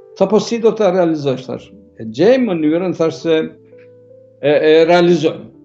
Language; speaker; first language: Albanian; native; Albanian